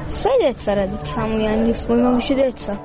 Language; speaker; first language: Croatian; non-native, learner; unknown